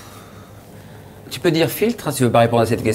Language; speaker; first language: French; native; French